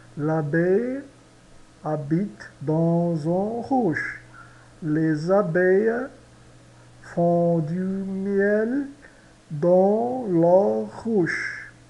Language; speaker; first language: French; non-native, learner; Portuguese